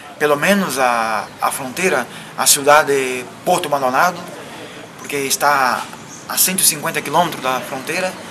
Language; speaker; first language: Portuguese; native; Portuguese